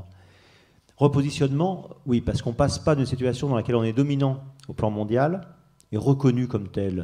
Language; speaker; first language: French; native; French